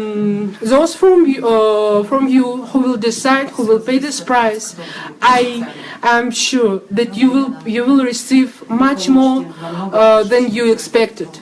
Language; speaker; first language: English; non-native, learner; Russian